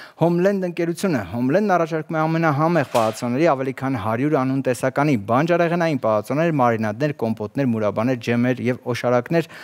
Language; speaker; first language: Armenian; native; Armenian